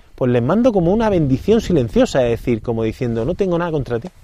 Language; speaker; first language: Spanish; native; Spanish